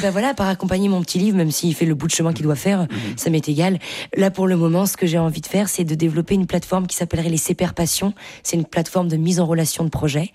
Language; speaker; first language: French; native; French